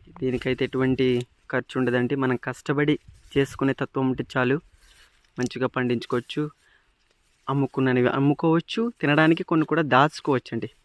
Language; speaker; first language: Telugu; non-native, local second language; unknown